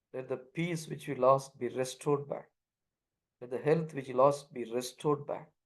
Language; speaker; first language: English; non-native, local second language; Tamil